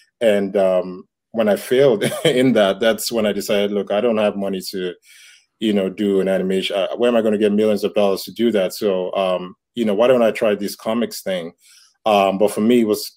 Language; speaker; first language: English; non-native, local second language; Yoruba